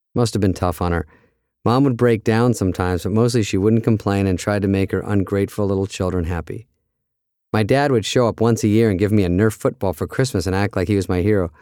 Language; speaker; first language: English; native; English